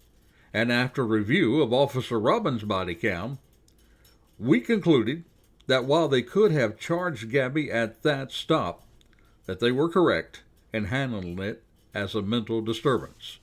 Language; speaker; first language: English; native; English